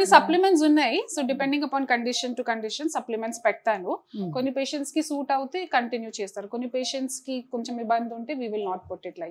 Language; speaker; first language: Telugu; non-native, fluent; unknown